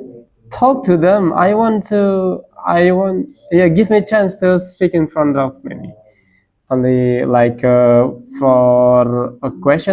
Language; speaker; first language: English; non-native, learner; Indonesian